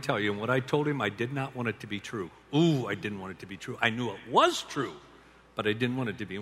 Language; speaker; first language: English; native; English